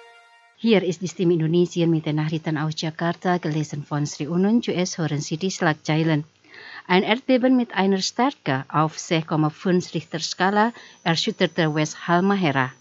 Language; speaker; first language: German; non-native, fluent; Indonesian